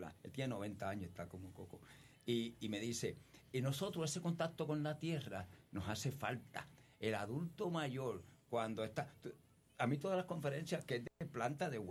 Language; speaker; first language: Spanish; native; Spanish